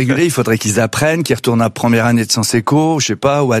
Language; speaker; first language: French; native; French